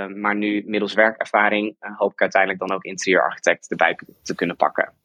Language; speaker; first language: Dutch; native; Dutch